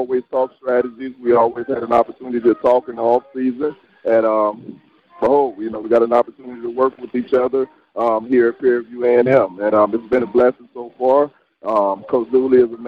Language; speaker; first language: English; native; English